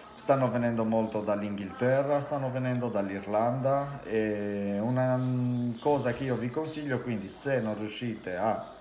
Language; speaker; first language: Italian; native; Italian